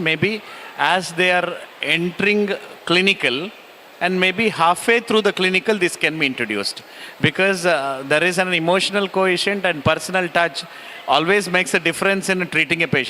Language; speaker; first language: English; non-native, local second language; Kannada